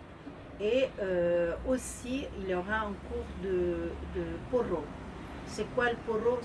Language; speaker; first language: French; non-native, fluent; Spanish